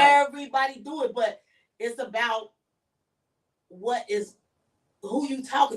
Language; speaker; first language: English; native; English